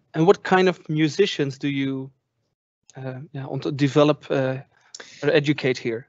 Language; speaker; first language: English; non-native, fluent; Dutch